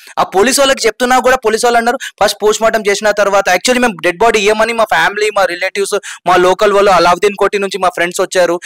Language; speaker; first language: Telugu; non-native, local second language; Urdu